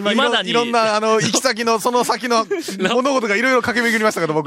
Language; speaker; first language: Japanese; native; Japanese